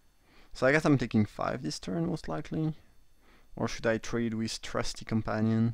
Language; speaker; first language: English; non-native, fluent; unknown